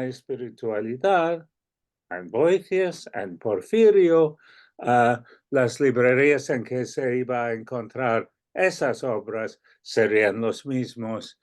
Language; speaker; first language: Spanish; non-native, fluent; English